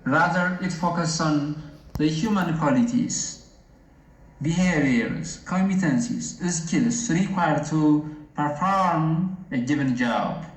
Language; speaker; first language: English; non-native, local second language; Amharic